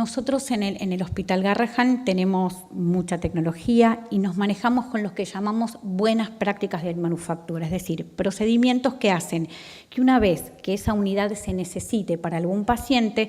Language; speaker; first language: Spanish; native; Spanish